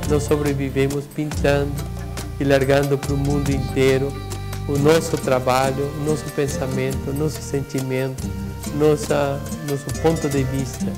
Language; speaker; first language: Portuguese; non-native, fluent; Spanish